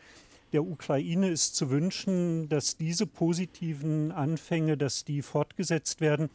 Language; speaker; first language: German; native; German